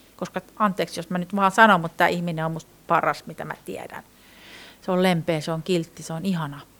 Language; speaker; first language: Finnish; non-native, fluent; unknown